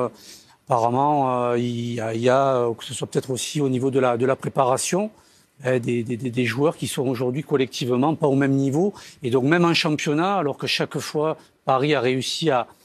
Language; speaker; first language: French; native; French